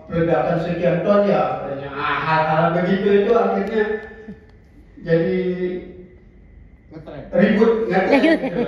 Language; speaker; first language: Indonesian; native; Indonesian